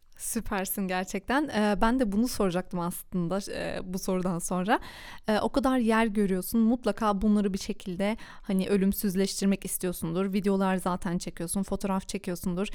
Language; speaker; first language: Turkish; early bilingual, heritage; Turkish